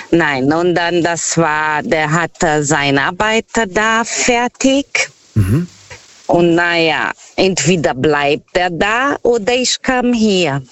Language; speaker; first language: German; non-native, learner; Portuguese